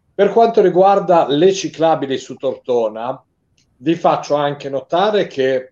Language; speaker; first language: Italian; native; Italian